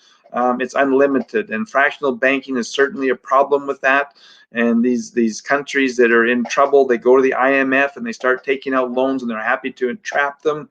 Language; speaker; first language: English; native; English